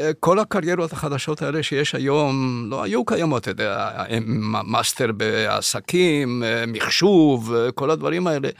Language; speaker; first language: Hebrew; early bilingual, other home language; Spanish